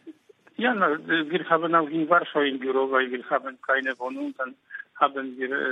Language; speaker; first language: German; non-native, fluent; Polish